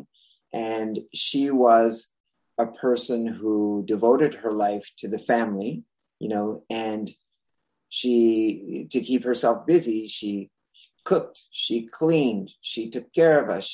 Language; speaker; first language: English; non-native, fluent; French